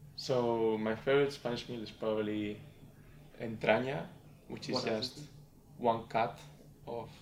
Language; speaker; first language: English; non-native, fluent; Spanish